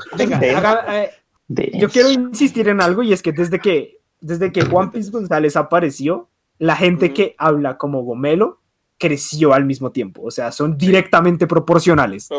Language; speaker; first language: Spanish; native; Spanish